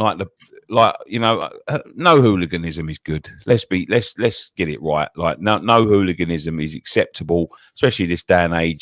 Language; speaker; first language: English; native; English